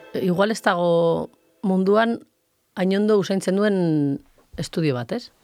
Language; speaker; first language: Basque; non-native, local second language; Spanish